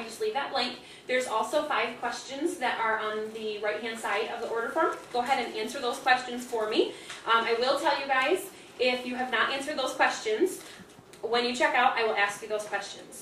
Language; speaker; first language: English; native; English